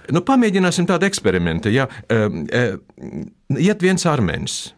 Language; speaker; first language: Latvian; non-native, local second language; Russian